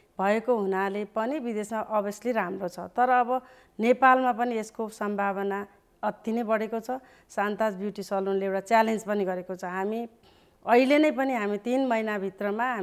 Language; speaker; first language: Nepali; native; Nepali